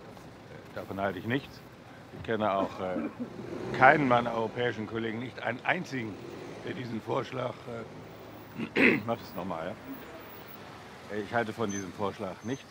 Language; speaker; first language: German; native; German